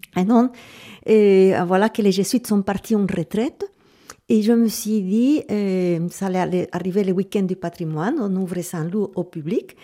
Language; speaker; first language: French; non-native, fluent; Spanish